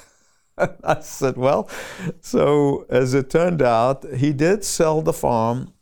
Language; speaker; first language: English; non-native, fluent; Arabic